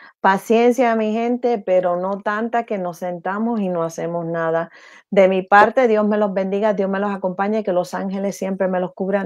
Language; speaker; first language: Spanish; native; Spanish